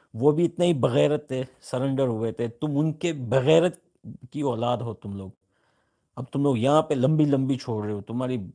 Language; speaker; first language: Urdu; non-native, local second language; Pashto